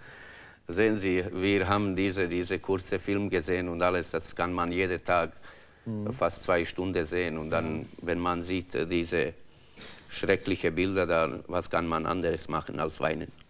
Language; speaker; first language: German; non-native, learner; Croatian